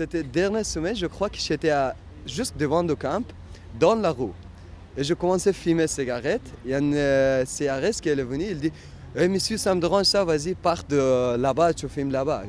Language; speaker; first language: French; non-native, learner; Persian